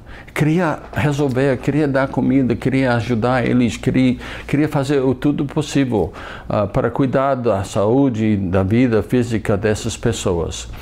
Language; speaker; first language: Portuguese; non-native, fluent; English